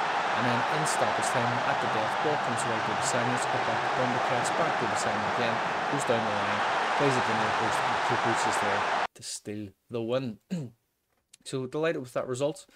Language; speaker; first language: English; native; English